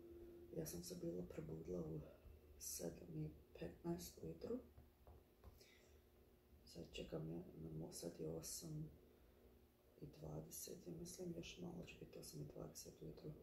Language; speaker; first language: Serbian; early bilingual, heritage; Bosnian